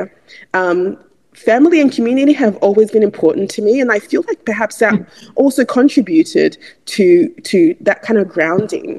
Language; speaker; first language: English; non-native, local second language; Igbo